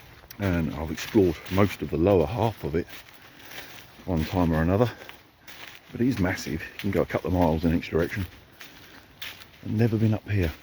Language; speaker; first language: English; native; English